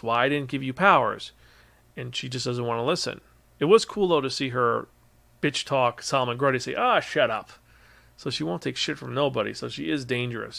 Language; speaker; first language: English; native; English